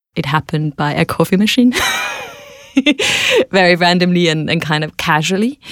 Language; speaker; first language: English; non-native, fluent; Danish